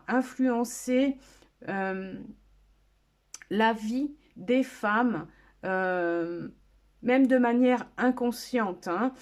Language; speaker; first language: French; native; French